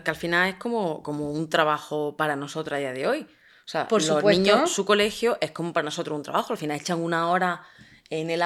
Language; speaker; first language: Spanish; native; Spanish